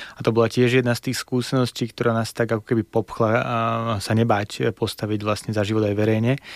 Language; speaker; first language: Slovak; early bilingual, other home language; Russian